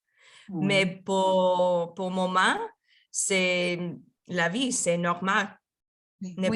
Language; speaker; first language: French; non-native, learner; Spanish